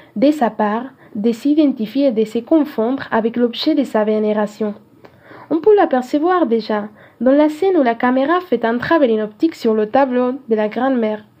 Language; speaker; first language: French; non-native, fluent; Spanish